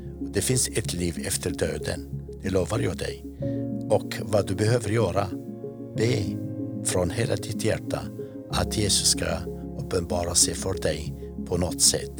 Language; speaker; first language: Swedish; non-native, fluent; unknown